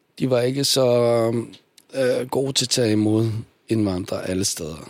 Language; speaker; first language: Danish; early bilingual, other home language; Bosnian